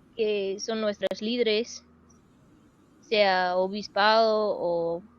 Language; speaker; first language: Spanish; non-native, fluent; English